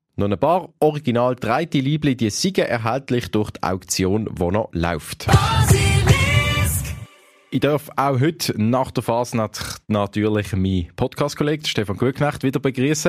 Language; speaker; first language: German; native; German